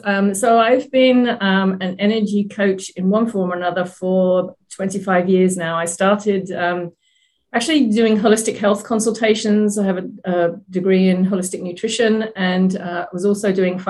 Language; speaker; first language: English; native; English